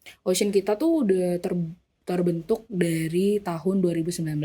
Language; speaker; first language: Indonesian; native; Indonesian